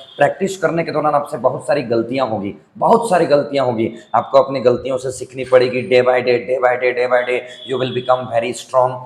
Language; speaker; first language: Hindi; native; Hindi